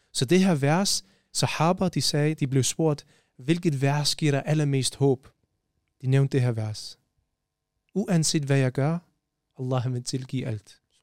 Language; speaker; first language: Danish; early bilingual, other home language; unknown